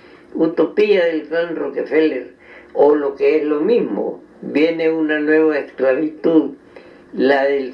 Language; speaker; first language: Spanish; native; Spanish